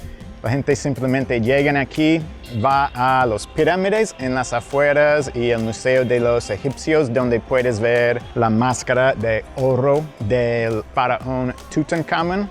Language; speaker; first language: Spanish; non-native, fluent; English